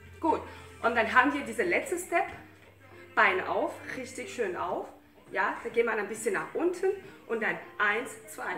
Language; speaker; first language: German; non-native, fluent; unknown